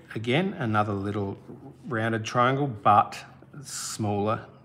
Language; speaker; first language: English; native; English